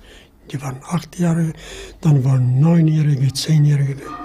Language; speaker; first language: German; non-native, fluent; Polish